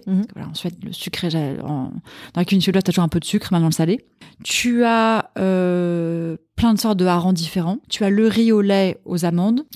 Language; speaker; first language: French; native; French